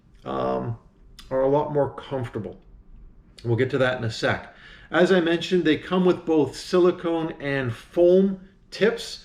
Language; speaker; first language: English; native; English